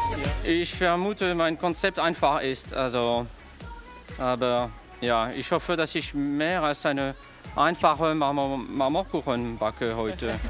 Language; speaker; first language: German; non-native, fluent; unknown